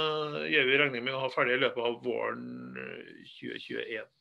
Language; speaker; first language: Norwegian; native; Norwegian